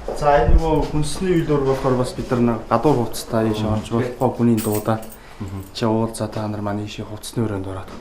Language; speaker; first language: Mongolian; non-native, local second language; Kazakh